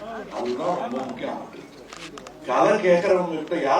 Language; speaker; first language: Tamil; native; Tamil